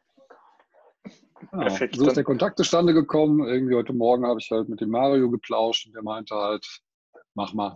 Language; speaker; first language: German; non-native, fluent; English